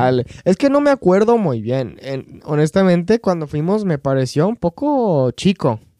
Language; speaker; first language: Spanish; non-native, fluent; English